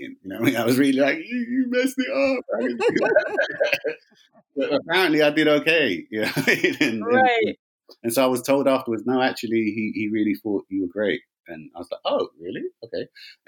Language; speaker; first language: English; native; English